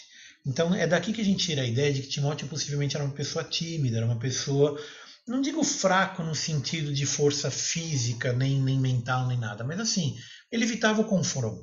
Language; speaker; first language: Portuguese; native; Portuguese